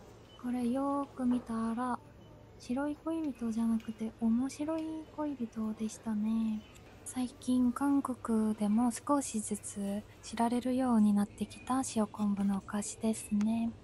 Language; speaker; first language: Japanese; non-native, fluent; Korean